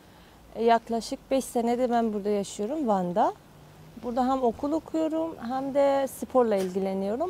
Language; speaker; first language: Turkish; non-native, fluent; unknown